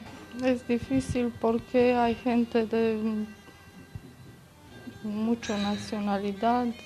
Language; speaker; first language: Spanish; non-native, learner; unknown